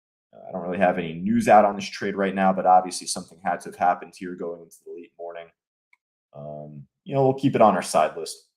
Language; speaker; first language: English; native; English